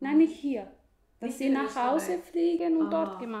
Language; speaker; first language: German; non-native, learner; Somali